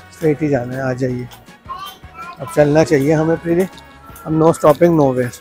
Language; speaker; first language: Hindi; native; Hindi